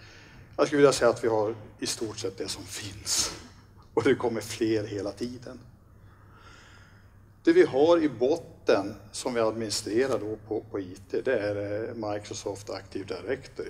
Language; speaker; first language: Swedish; native; Swedish